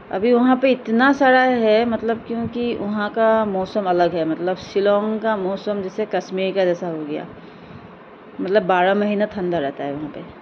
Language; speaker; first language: Hindi; non-native, local second language; Assamese